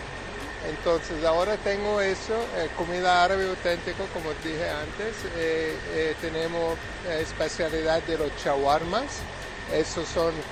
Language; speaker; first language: Spanish; non-native, fluent; Arabic